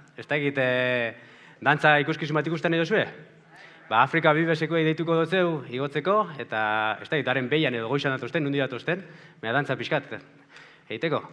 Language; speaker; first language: Basque; native; Basque